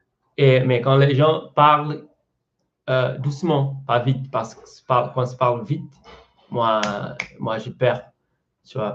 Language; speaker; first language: French; non-native, learner; Portuguese